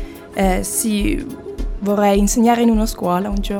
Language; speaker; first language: Italian; non-native, fluent; German